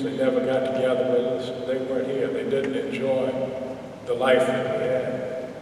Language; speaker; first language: English; native; English